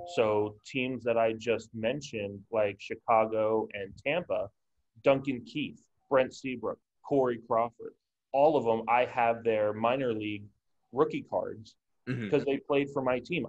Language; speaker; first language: English; native; English